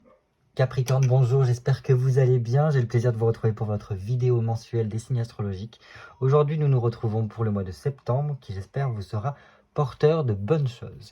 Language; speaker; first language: French; native; French